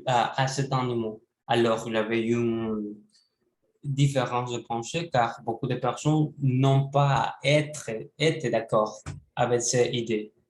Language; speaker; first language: French; non-native, learner; Spanish